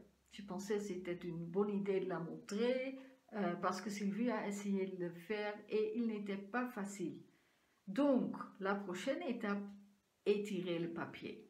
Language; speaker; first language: French; non-native, fluent; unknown